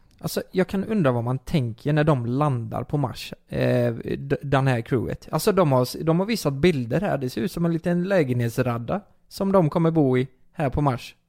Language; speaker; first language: Swedish; native; Swedish